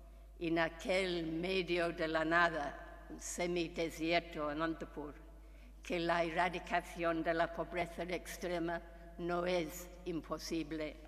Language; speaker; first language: Spanish; non-native, fluent; English